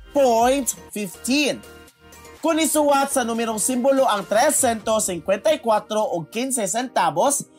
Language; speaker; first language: Cebuano; native; Cebuano